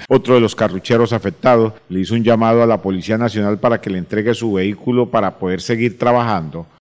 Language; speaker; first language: Spanish; native; Spanish